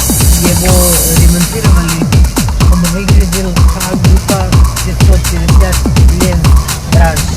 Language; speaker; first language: Russian; non-native, fluent; Serbian